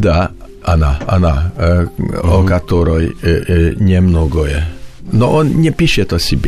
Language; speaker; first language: Russian; non-native, learner; Hungarian